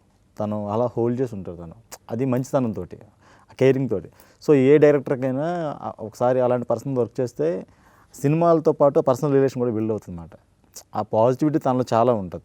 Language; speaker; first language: Telugu; native; Telugu